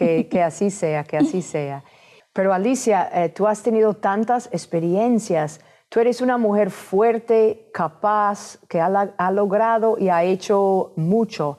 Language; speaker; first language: Spanish; non-native, fluent; English